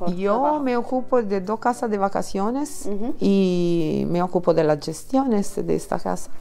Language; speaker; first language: Spanish; non-native, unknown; Italian